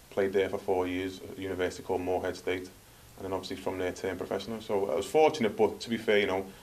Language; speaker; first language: English; native; English